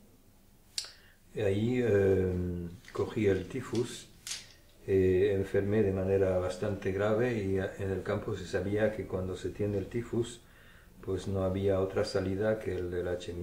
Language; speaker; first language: Spanish; early bilingual, heritage; German